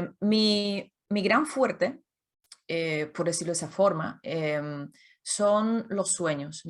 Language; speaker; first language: Spanish; non-native, fluent; Czech